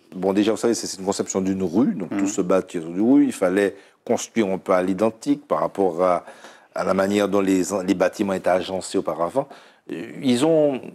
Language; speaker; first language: French; native; French